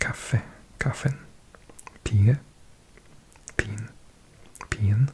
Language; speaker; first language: Danish; non-native, learner; English